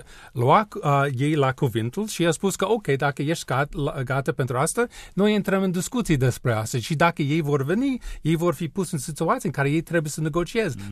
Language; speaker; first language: Romanian; non-native, learner; English